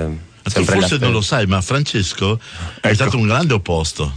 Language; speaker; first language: Italian; native; Italian